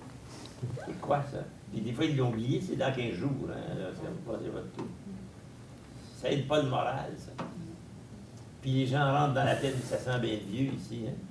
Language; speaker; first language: French; native; French